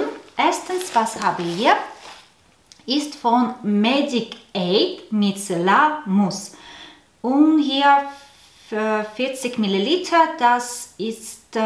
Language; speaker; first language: German; non-native, learner; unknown